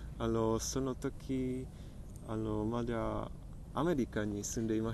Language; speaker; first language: Japanese; non-native, learner; Czech